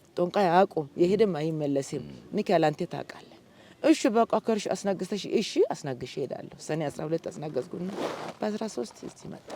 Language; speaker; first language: Amharic; non-native, local second language; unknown